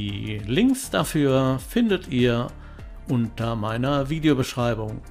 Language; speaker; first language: German; native; German